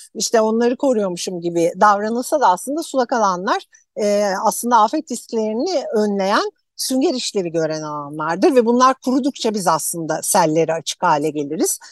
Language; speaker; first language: Turkish; native; Turkish